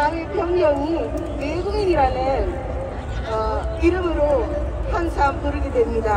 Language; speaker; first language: Korean; non-native, fluent; Sinhala